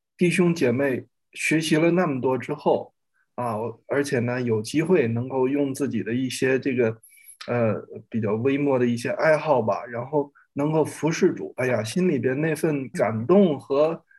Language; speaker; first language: Chinese; native; Chinese